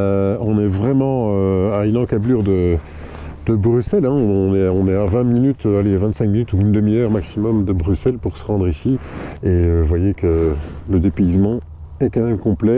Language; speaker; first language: French; native; French